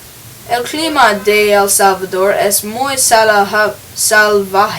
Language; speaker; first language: Spanish; non-native, learner; English